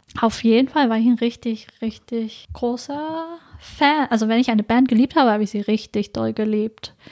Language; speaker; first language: German; early bilingual, other home language; Vietnamese